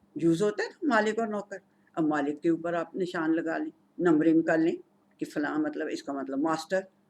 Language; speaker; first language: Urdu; non-native, local second language; Punjabi